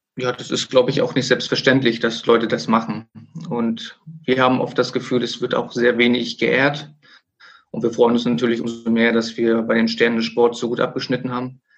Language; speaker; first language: German; native; German